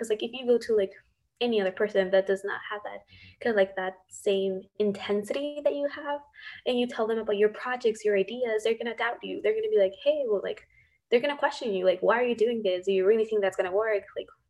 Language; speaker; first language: English; non-native, fluent; Spanish